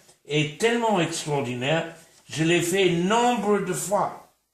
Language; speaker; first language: French; non-native, fluent; English